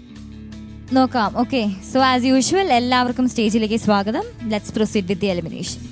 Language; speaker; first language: Malayalam; native; Malayalam